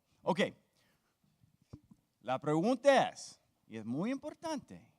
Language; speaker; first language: Spanish; non-native, fluent; English